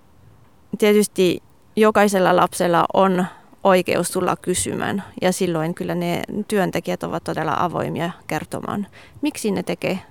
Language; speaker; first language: Finnish; non-native, fluent; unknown